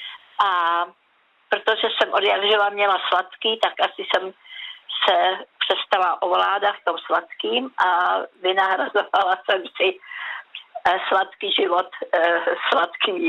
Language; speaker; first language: Czech; native; Czech